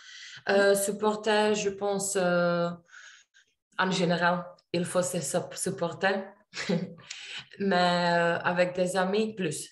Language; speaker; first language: French; non-native, learner; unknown